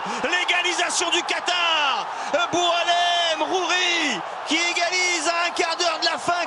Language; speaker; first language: French; native; French